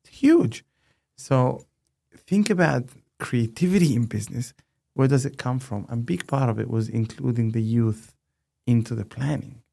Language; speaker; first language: English; non-native, fluent; Arabic